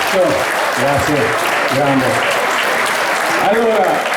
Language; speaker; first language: Italian; native; Italian